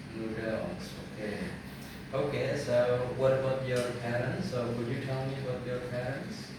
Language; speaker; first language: English; non-native, fluent; Indonesian